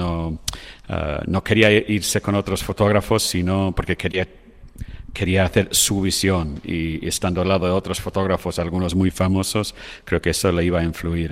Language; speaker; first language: Spanish; non-native, fluent; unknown